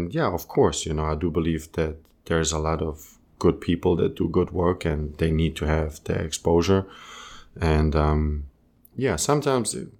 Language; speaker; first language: English; non-native, fluent; German